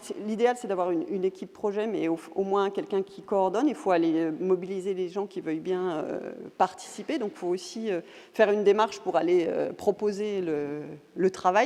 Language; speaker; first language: French; native; French